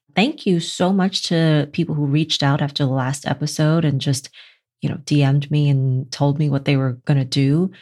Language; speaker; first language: English; native; English